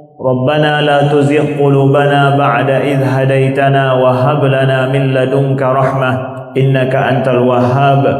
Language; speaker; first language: Malay; non-native, local second language; Achinese